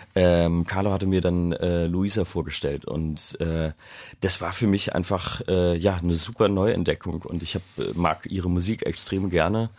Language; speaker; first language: German; native; German